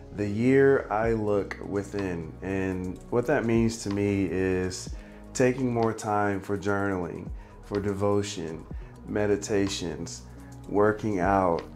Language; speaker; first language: English; native; English